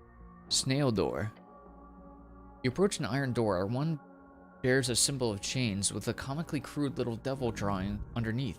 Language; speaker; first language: English; native; English